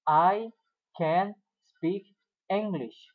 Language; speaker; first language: English; non-native, fluent; Indonesian